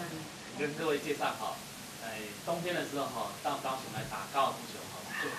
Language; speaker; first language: Chinese; native; Chinese